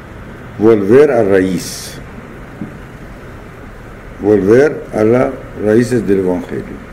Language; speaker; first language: Spanish; non-native, fluent; Arabic